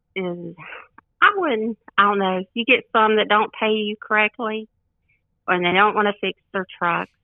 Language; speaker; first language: English; native; English